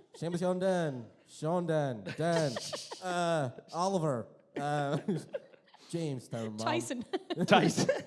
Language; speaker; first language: Irish; native; Irish